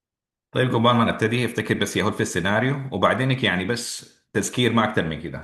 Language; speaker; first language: Arabic; native; Arabic